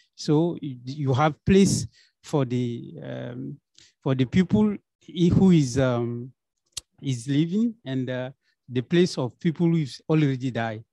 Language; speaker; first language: English; non-native, learner; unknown